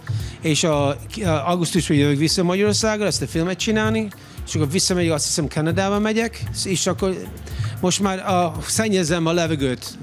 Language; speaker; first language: Hungarian; early bilingual, heritage; English